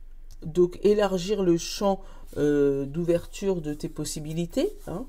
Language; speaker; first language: French; native; French